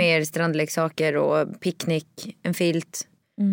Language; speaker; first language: Swedish; native; Swedish